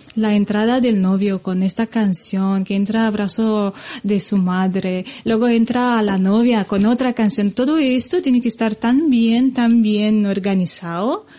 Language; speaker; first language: Spanish; non-native, fluent; Romanian